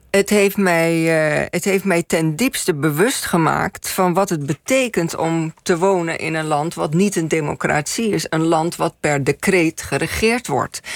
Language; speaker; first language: Dutch; native; Dutch